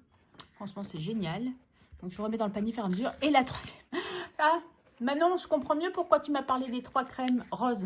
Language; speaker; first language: French; native; French